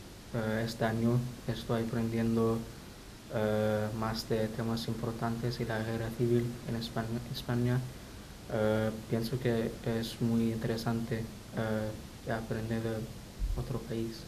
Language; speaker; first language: Spanish; non-native, learner; English